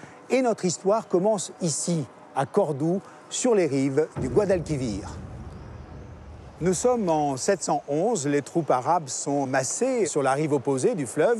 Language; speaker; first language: French; native; French